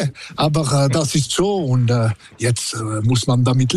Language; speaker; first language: German; non-native, local second language; French